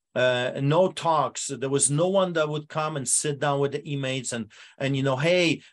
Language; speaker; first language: English; non-native, fluent; Polish